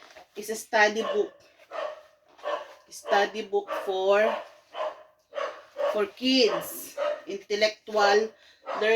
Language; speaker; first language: English; non-native, local second language; Filipino